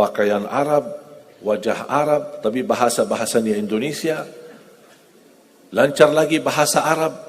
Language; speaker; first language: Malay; non-native, fluent; Arabic